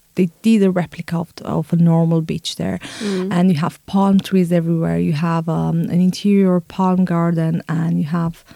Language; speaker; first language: English; non-native, fluent; Romanian